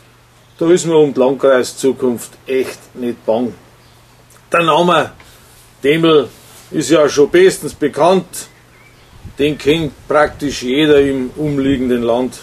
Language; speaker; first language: German; native; German